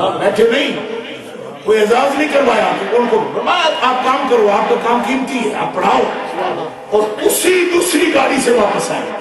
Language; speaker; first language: Urdu; native; Urdu